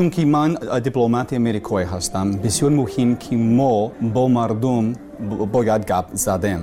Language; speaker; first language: Persian; non-native, learner; English